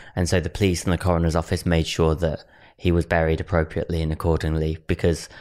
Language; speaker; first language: English; native; English